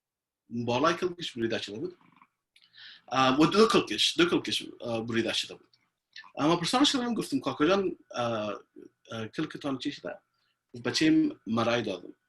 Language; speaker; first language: Persian; early bilingual, heritage; Persian